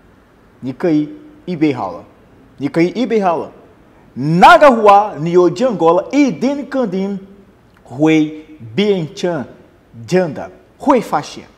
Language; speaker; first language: Chinese; non-native, learner; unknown